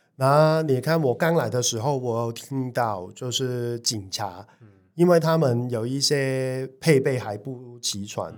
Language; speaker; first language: Chinese; non-native, local second language; Cantonese